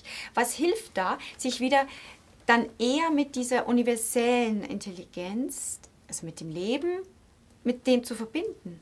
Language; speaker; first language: German; native; German